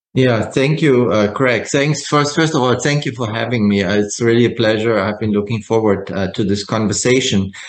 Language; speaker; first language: English; non-native, fluent; German